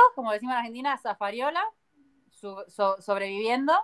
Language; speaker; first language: Spanish; native; Spanish